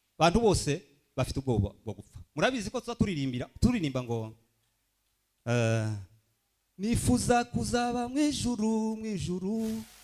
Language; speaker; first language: Kinyarwanda; early bilingual, heritage; Kinyarwanda